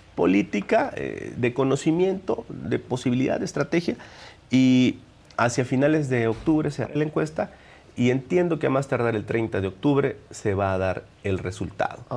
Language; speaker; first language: Spanish; native; Spanish